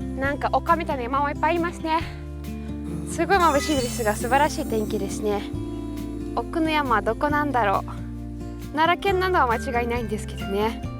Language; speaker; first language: Japanese; non-native, fluent; Russian